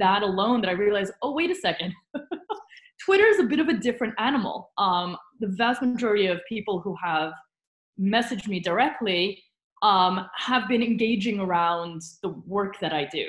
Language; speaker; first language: English; early bilingual, other home language; Romanian